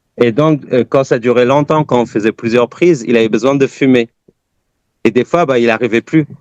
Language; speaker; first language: French; early bilingual, other home language; Persian